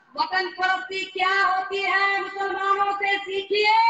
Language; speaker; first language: Hindi; non-native, local second language; Marathi